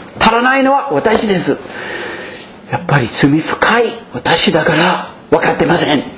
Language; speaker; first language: Japanese; non-native, fluent; English